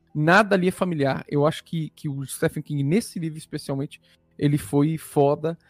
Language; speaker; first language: Portuguese; early bilingual, other home language; Italian